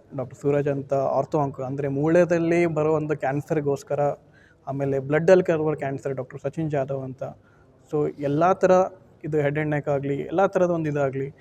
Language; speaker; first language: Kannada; native; Kannada